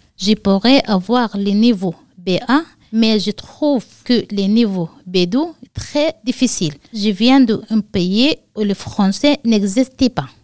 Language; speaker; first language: French; non-native, learner; Arabic